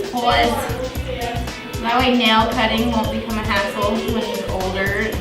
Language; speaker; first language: English; native; English